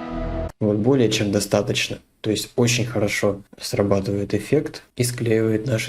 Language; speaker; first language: Russian; native; Russian